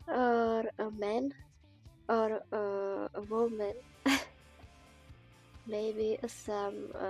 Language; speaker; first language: English; non-native, learner; Czech